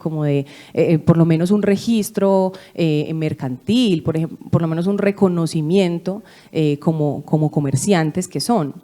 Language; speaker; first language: Spanish; native; Spanish